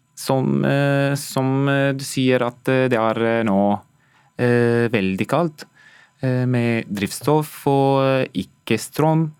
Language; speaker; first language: Norwegian; non-native, learner; Arabic